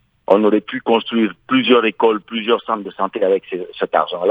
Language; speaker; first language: French; non-native, local second language; Fula